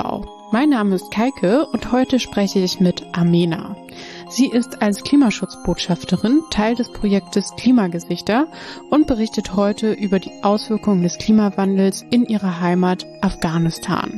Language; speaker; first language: German; native; German